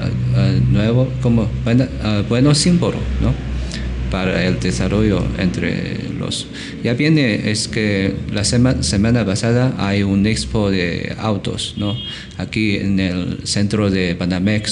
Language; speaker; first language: Spanish; non-native, learner; Chinese